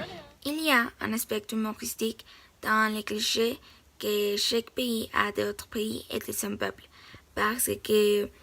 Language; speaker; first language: French; non-native, learner; Spanish